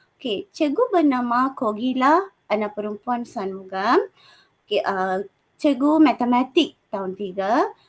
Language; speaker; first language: Malay; non-native, local second language; Tamil